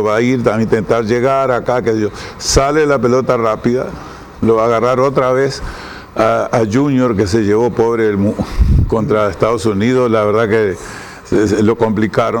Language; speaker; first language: Spanish; native; Spanish